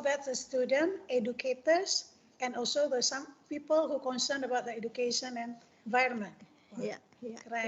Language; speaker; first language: English; non-native, fluent; Indonesian